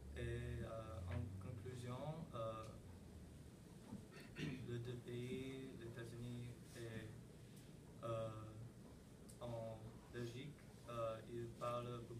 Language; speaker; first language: French; non-native, learner; English